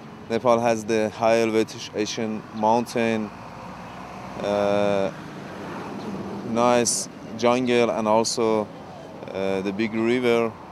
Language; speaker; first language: English; non-native, learner; Persian